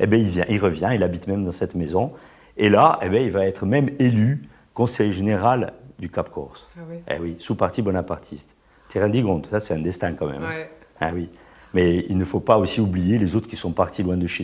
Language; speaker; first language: French; native; French